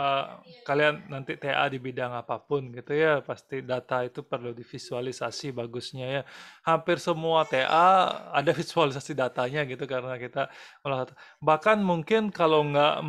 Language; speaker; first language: Indonesian; native; Indonesian